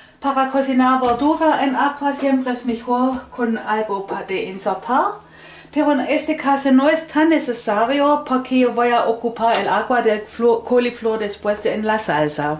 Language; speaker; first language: Spanish; non-native, fluent; Swedish